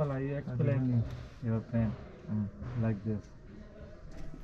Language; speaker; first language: English; non-native, learner; Hindi